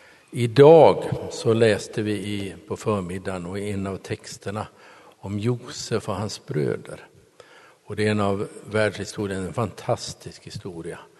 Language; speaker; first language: Swedish; native; Swedish